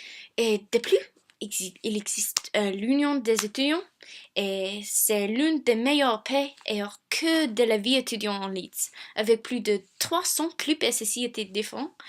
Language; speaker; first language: French; non-native, fluent; English